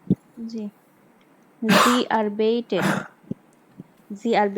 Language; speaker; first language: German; non-native, learner; Bangla